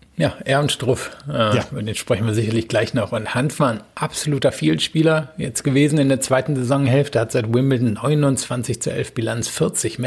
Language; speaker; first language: German; native; German